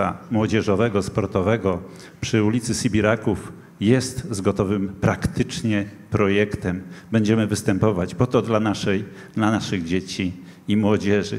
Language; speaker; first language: Polish; native; Polish